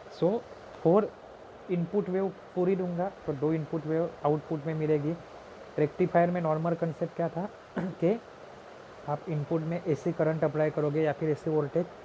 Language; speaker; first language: Hindi; non-native, local second language; Marathi